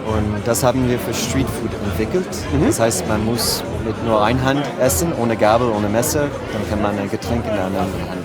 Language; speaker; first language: German; non-native, learner; French